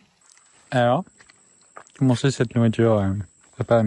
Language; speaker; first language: French; native; French